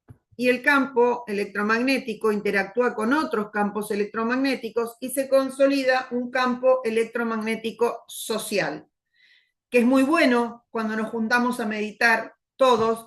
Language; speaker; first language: Spanish; native; Spanish